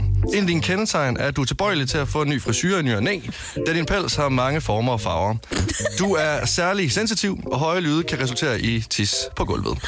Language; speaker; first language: Danish; native; Danish